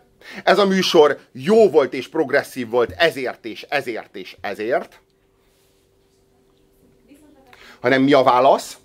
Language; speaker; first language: Hungarian; native; Hungarian